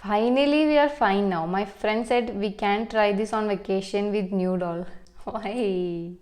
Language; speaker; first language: English; non-native, local second language; Malayalam